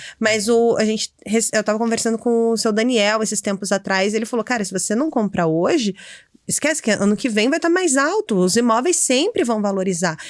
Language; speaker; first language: Portuguese; native; Portuguese